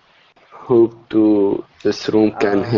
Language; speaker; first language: English; non-native, learner; Arabic